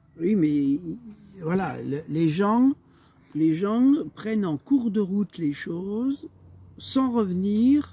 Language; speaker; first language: French; native; French